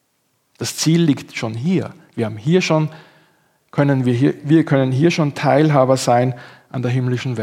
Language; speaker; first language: German; native; German